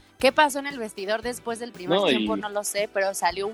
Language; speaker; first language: Spanish; native; Spanish